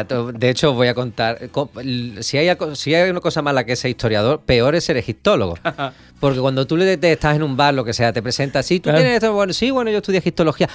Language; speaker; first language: Spanish; native; Spanish